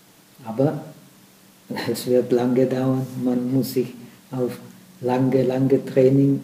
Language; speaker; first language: German; non-native, fluent; Czech